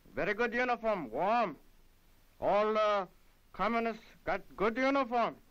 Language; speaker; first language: English; native; English